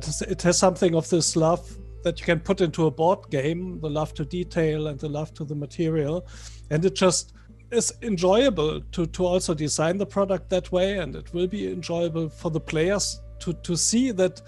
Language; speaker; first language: English; non-native, fluent; German